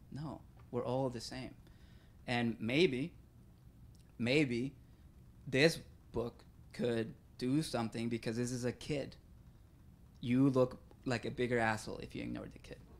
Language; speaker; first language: English; early bilingual, other home language; Spanish